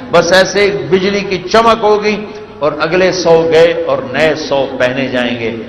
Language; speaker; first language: Urdu; non-native, local second language; Punjabi